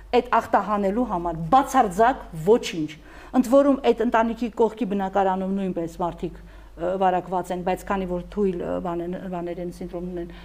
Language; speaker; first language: Armenian; native; Armenian